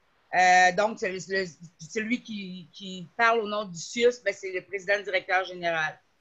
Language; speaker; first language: French; native; French